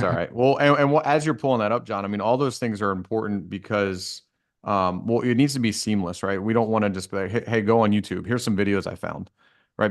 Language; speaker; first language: English; native; English